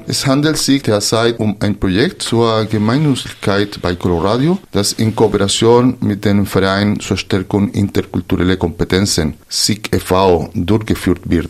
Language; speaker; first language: German; non-native, fluent; Spanish